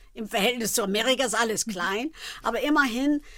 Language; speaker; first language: German; non-native, fluent; English